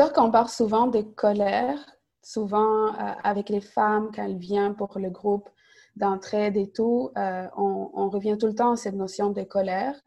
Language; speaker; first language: French; native; French